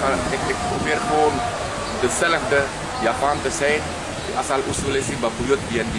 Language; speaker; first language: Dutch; early bilingual, heritage; Javanese